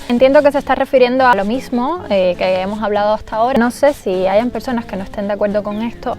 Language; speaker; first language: Spanish; native; Spanish